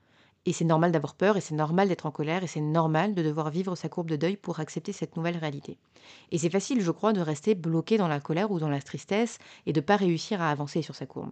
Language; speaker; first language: French; native; French